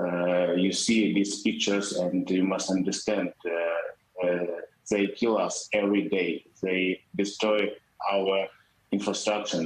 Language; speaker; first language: English; non-native, learner; Ukrainian